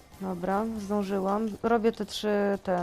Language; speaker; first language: Polish; native; Polish